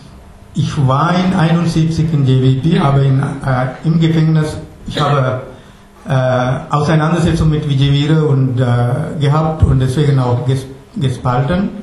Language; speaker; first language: German; non-native, learner; Sinhala